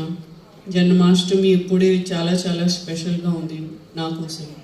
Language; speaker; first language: Telugu; non-native, learner; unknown